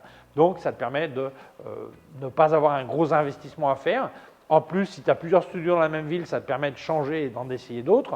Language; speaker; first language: French; native; French